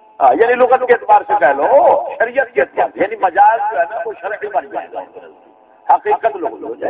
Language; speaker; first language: Urdu; non-native, local second language; Punjabi